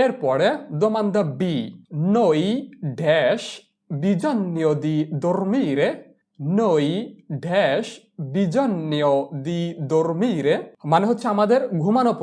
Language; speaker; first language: Italian; non-native, fluent; Bangla